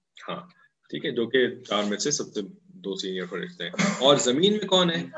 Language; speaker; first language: Urdu; native; Urdu